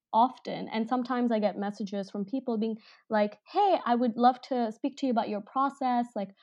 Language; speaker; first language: English; non-native, local second language; Hindi